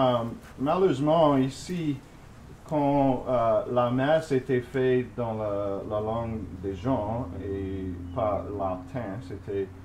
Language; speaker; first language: French; non-native, fluent; English